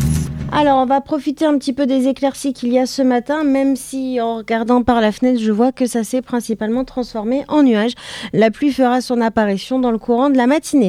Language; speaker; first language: French; native; French